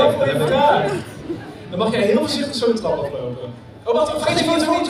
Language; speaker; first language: Dutch; native; Dutch